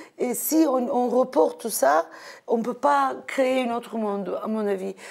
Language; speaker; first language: French; non-native, fluent; Turkish